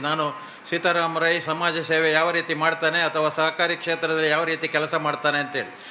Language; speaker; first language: Kannada; non-native, local second language; Tulu